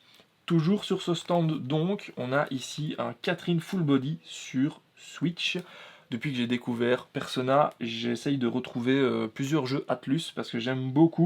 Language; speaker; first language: French; native; French